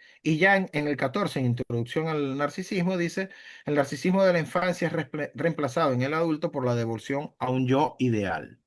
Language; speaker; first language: Spanish; native; Spanish